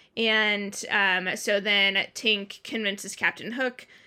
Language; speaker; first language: English; early bilingual, other home language; Thai